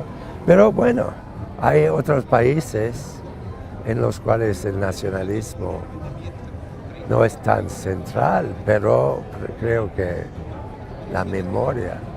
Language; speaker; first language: Spanish; non-native, fluent; English